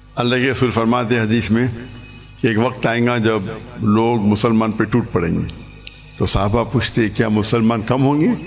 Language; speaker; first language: Urdu; non-native, local second language; English